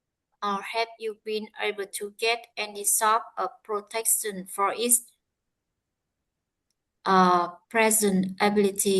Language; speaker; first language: English; non-native, learner; Vietnamese